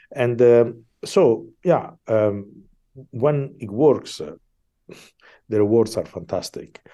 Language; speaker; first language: English; non-native, fluent; Italian